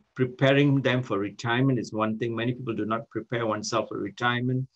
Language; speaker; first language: English; non-native, local second language; Tamil